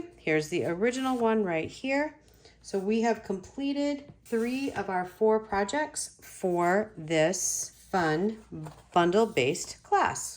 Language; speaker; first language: English; native; English